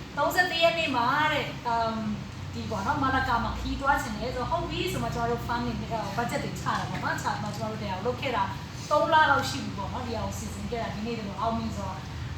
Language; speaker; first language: Burmese; non-native, local second language; Hakha Chin